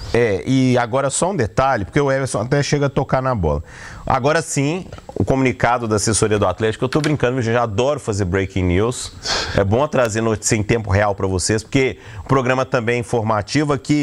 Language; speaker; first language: Portuguese; native; Portuguese